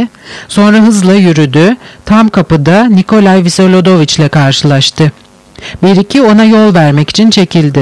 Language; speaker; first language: Turkish; native; Turkish